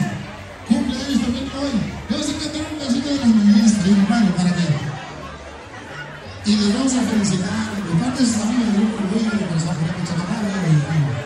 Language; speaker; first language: Spanish; native; Spanish